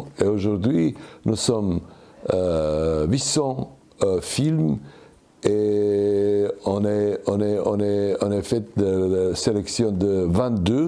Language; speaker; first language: French; non-native, learner; Serbian